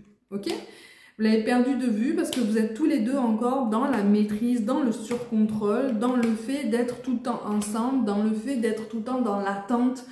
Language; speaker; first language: French; native; French